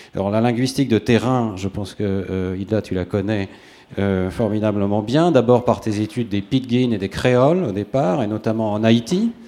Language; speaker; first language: French; native; French